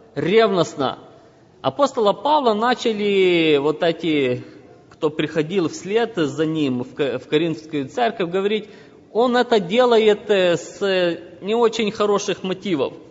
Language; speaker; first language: Russian; non-native, local second language; Ukrainian